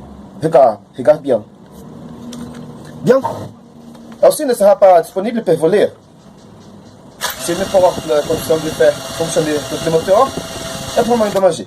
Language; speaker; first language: French; non-native, learner; Portuguese